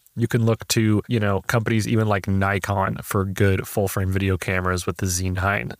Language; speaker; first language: English; native; English